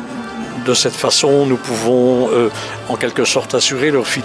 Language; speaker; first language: French; native; French